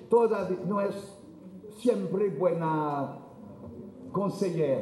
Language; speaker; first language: Spanish; non-native, fluent; French